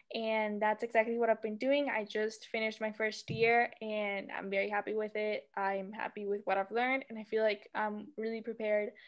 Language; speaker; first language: English; non-native, fluent; Spanish